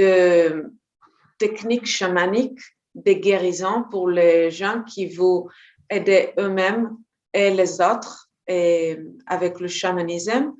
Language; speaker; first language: French; non-native, fluent; Hebrew